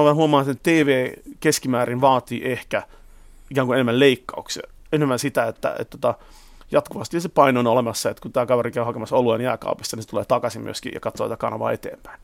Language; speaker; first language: Finnish; native; Finnish